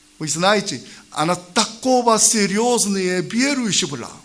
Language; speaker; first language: Russian; non-native, learner; Korean